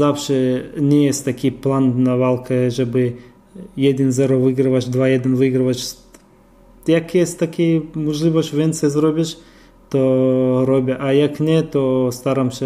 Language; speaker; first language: Polish; non-native, fluent; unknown